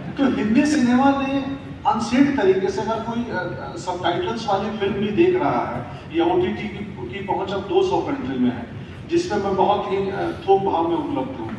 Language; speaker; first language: Hindi; native; Hindi